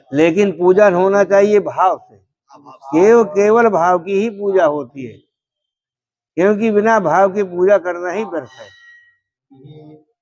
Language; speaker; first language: Hindi; native; Hindi